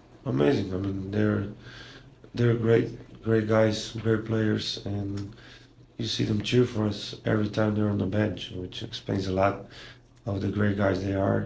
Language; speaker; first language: English; non-native, fluent; Slovenian